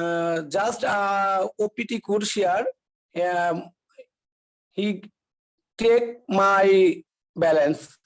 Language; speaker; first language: English; non-native, learner; Bangla